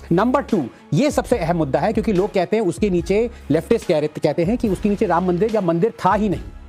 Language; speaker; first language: Hindi; non-native, local second language; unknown